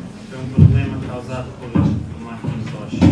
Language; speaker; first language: Portuguese; native; Portuguese